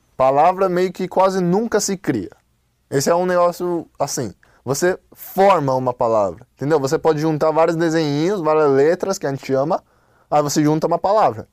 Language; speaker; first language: Portuguese; non-native, fluent; Chinese